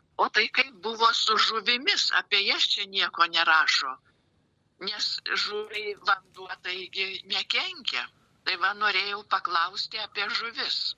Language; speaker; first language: Lithuanian; native; Lithuanian